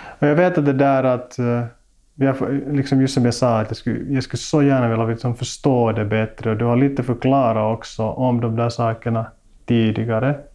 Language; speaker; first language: Swedish; native; Swedish